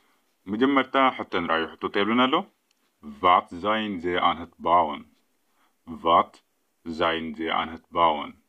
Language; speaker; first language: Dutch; non-native, fluent; Tigrinya